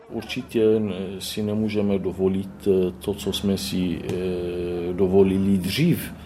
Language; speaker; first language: Czech; non-native, fluent; Arabic